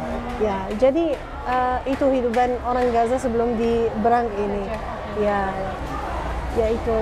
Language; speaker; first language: Indonesian; non-native, fluent; Arabic